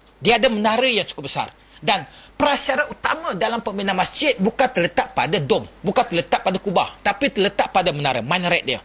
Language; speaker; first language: Malay; non-native, local second language; Chinese